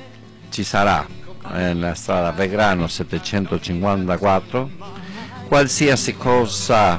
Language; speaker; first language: Italian; non-native, learner; Spanish